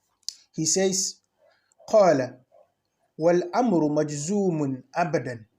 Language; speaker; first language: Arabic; non-native, fluent; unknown